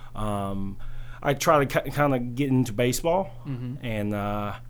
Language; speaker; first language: English; early bilingual, other home language; Chinese